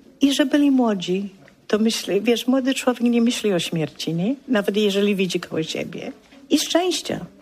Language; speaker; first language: Polish; early bilingual, heritage; Polish